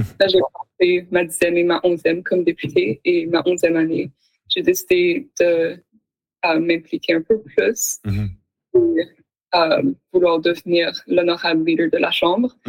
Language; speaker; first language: French; native; French